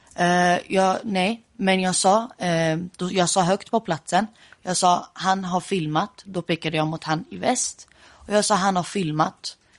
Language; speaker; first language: Swedish; early bilingual, other home language; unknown